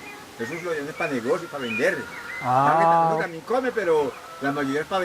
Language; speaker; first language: Spanish; native; Spanish